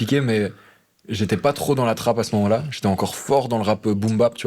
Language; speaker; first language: French; native; French